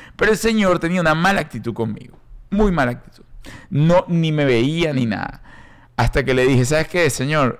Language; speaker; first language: Spanish; native; Spanish